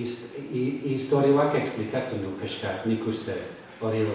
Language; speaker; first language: Basque; non-native, fluent; English